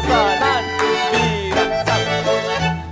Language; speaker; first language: German; native; German